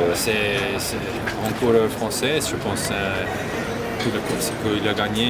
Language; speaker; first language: French; non-native, local second language; German